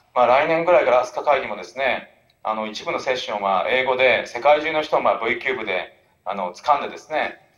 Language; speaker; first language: Japanese; native; Japanese